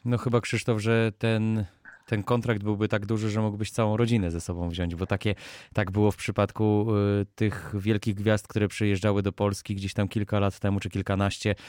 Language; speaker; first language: Polish; native; Polish